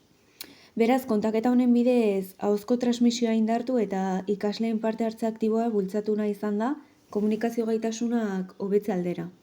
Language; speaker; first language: Basque; native; Basque